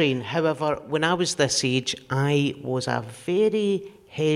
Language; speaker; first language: English; native; English